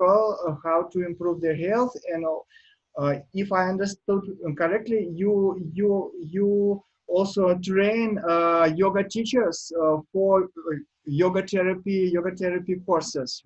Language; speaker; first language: English; non-native, learner; Russian